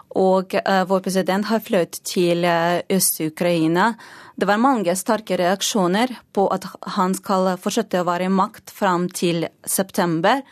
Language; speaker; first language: Norwegian; non-native, fluent; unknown